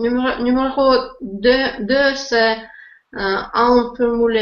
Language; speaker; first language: French; non-native, learner; Russian